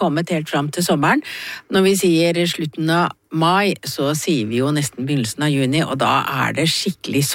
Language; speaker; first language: Norwegian; native; Norwegian